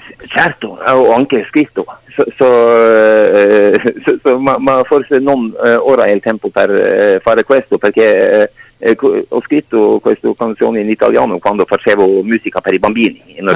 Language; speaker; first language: Italian; non-native, fluent; Norwegian